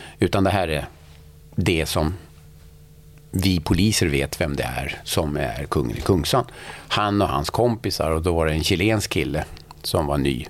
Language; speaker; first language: Swedish; native; Swedish